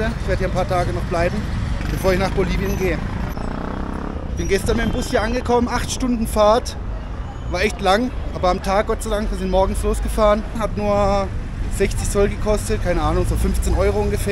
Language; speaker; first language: German; native; German